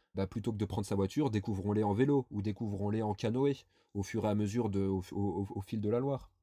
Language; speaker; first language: French; native; French